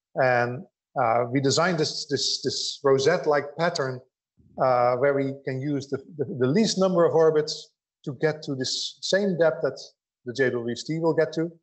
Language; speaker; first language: English; non-native, fluent; Dutch